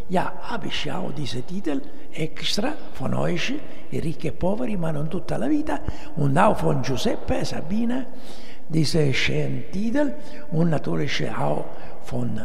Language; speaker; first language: German; non-native, learner; Italian